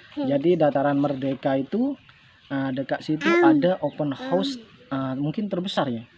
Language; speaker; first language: Malay; non-native, fluent; Indonesian